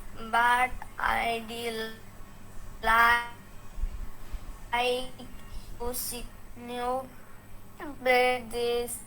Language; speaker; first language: English; non-native, learner; Bangla